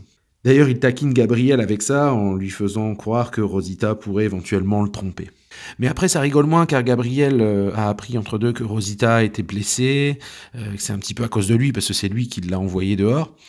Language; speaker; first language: French; native; French